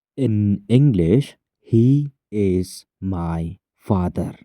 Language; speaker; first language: English; non-native, local second language; Khasi